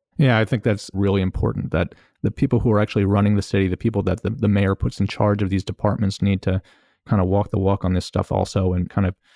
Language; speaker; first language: English; native; English